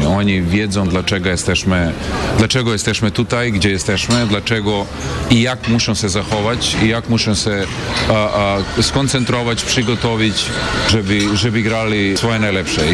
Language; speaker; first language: Polish; non-native, fluent; Serbian